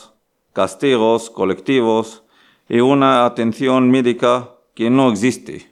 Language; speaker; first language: Spanish; non-native, learner; Arabic